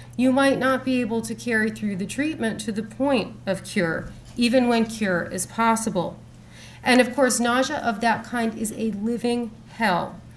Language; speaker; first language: English; native; English